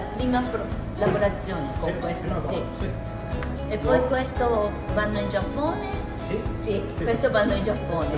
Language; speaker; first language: Italian; non-native, learner; Japanese